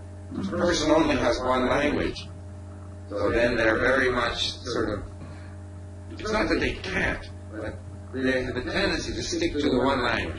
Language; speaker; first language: English; non-native, fluent; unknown